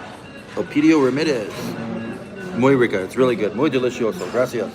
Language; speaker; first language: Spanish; non-native, learner; English